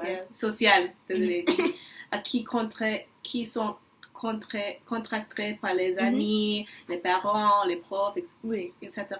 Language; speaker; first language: French; non-native, learner; English